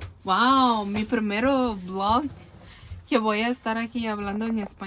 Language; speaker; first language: Spanish; early bilingual, heritage; Spanish